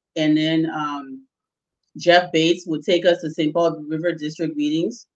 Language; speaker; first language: English; early bilingual, other home language; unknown